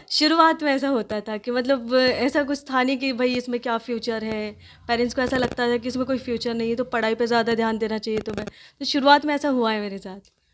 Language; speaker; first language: Hindi; native; Hindi